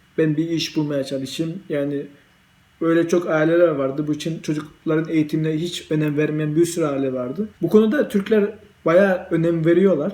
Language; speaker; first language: Turkish; early bilingual, heritage; Turkish